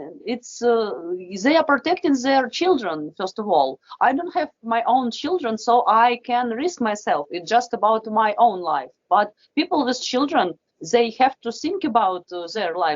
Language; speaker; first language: English; non-native, fluent; Russian